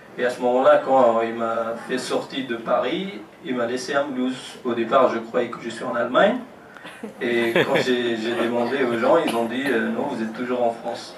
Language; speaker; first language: French; non-native, fluent; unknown